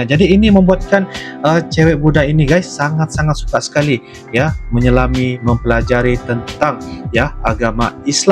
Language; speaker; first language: Indonesian; non-native, local second language; Malay